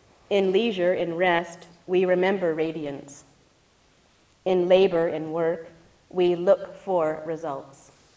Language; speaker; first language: English; native; English